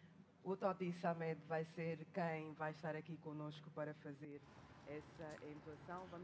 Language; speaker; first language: Portuguese; native; Portuguese